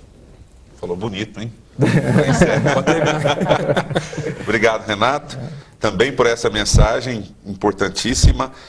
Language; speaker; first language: Portuguese; native; Portuguese